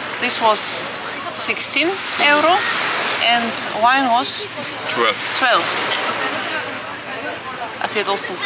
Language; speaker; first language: English; non-native, fluent; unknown